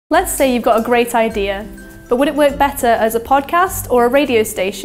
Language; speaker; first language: English; native; English